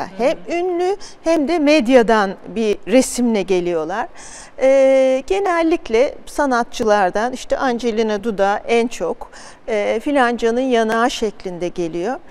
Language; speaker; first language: Turkish; native; Turkish